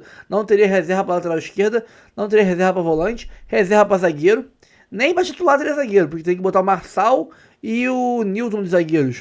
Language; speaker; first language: Portuguese; native; Portuguese